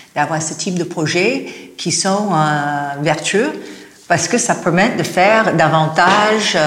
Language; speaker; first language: French; non-native, fluent; English